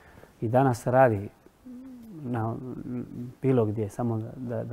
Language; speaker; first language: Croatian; non-native, fluent; Spanish